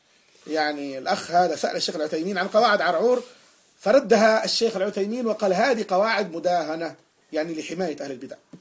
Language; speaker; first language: Arabic; native; Arabic